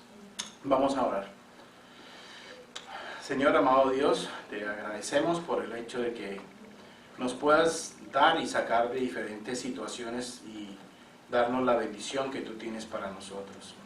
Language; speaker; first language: Spanish; native; Spanish